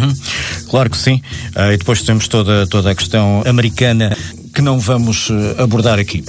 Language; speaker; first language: Portuguese; native; Portuguese